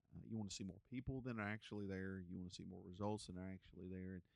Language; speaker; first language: English; native; English